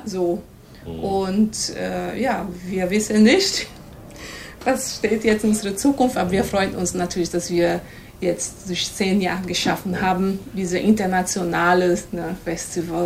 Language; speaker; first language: German; non-native, fluent; Portuguese